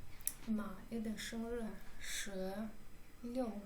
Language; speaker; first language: Chinese; non-native, fluent; Kyrgyz